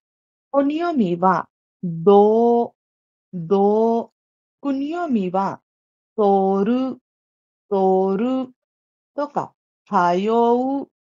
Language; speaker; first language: Japanese; non-native, learner; Marathi